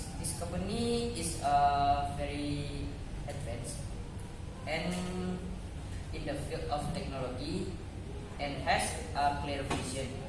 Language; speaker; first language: English; non-native, learner; Indonesian